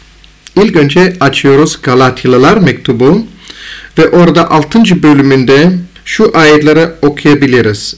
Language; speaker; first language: Turkish; non-native, fluent; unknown